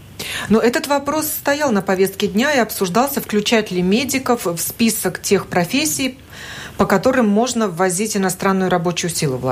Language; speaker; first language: Russian; native; Russian